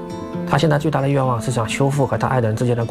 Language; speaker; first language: Chinese; native; Chinese